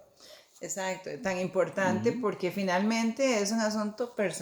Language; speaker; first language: Spanish; native; Spanish